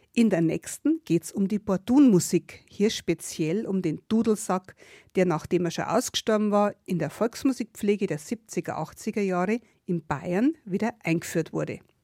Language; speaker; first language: German; native; German